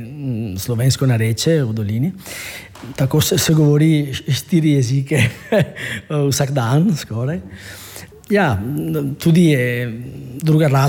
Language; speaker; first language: Slovenian; non-native, fluent; Italian